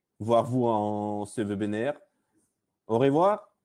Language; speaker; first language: French; non-native, learner; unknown